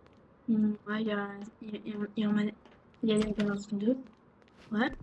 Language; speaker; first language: French; native; French